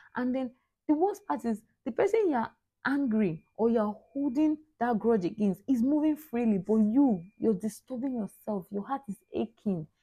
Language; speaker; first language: English; non-native, local second language; Igbo